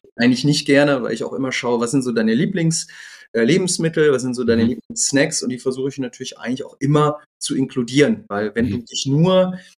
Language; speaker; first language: German; native; German